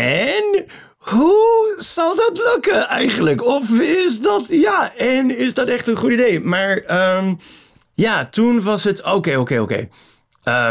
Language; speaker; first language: Dutch; non-native, fluent; English